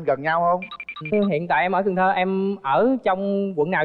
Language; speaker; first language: Vietnamese; native; Vietnamese